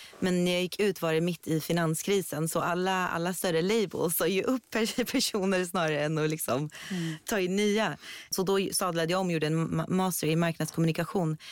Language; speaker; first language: Swedish; early bilingual, other home language; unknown